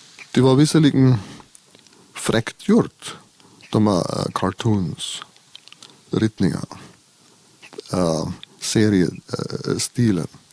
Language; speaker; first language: Swedish; non-native, fluent; German